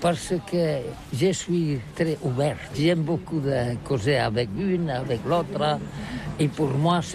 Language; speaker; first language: French; non-native, learner; Catalan